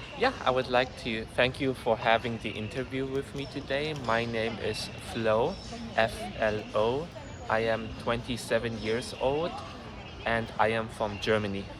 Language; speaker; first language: English; non-native, fluent; German